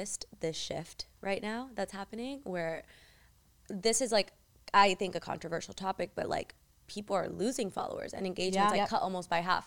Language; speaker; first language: English; early bilingual, other home language; Spanish